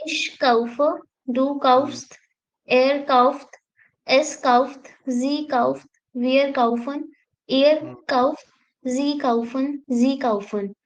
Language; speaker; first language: German; non-native, learner; Hindi